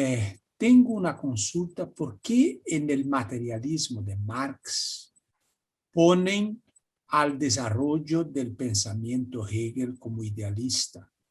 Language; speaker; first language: Spanish; non-native, fluent; Portuguese